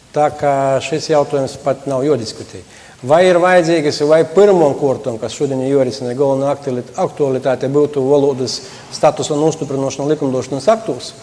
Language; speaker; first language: Latvian; native; Latvian